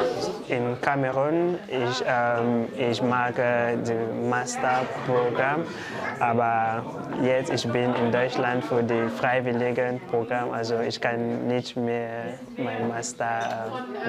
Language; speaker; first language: German; non-native, learner; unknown